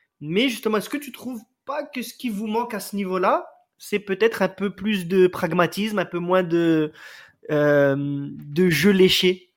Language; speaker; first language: French; native; French